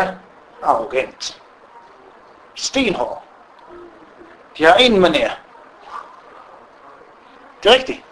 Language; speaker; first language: Danish; non-native, fluent; Arabic